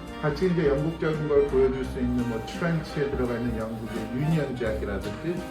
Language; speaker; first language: Korean; native; Korean